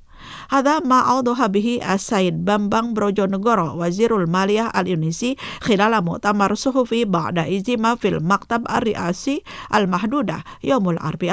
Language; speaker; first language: Arabic; non-native, fluent; Indonesian